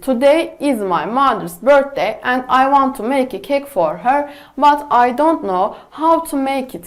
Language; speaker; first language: English; non-native, fluent; Turkish